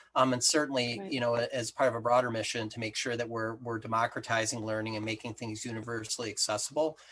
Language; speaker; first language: English; native; English